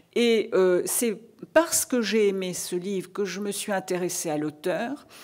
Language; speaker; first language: French; native; French